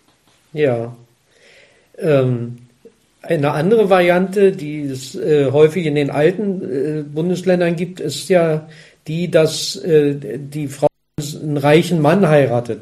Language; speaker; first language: German; native; German